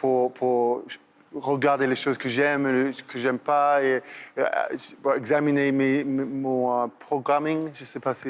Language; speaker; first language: French; non-native, fluent; English